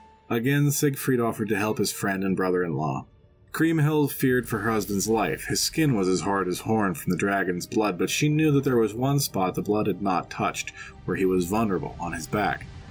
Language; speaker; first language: English; native; English